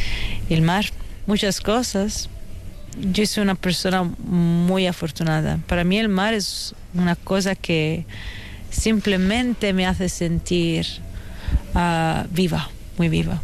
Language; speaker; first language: Spanish; non-native, fluent; Italian